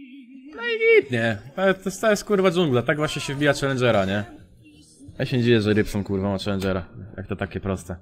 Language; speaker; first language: Polish; native; Polish